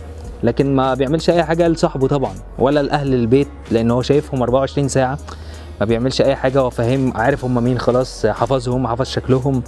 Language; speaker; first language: Arabic; native; Arabic